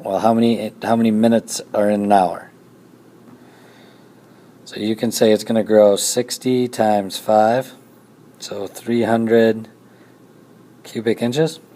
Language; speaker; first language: English; native; English